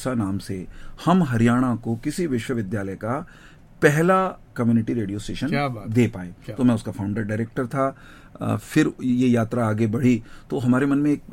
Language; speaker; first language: Hindi; native; Hindi